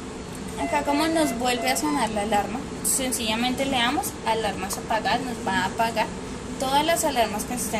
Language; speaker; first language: Spanish; native; Spanish